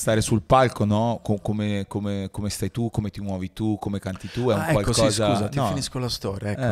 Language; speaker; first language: Italian; native; Italian